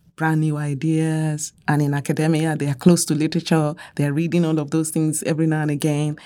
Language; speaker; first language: English; non-native, local second language; Yoruba